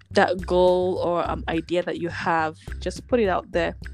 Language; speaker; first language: English; non-native, local second language; Yoruba